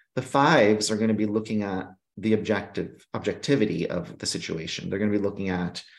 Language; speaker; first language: English; early bilingual, other home language; Greek